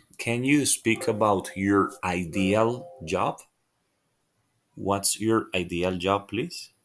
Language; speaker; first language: English; non-native, fluent; Spanish